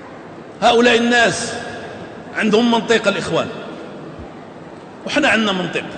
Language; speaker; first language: Arabic; native; Arabic